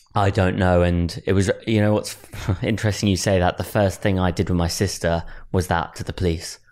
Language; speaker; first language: English; native; English